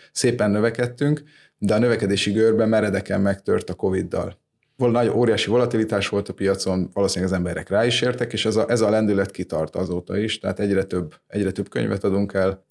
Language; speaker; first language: Hungarian; native; Hungarian